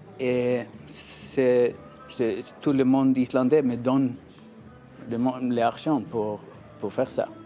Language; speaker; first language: French; non-native, learner; Icelandic